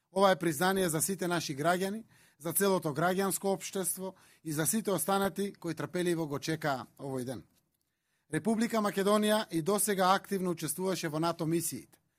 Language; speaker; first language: Macedonian; native; Macedonian